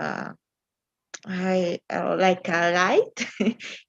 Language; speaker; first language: English; non-native, learner; Spanish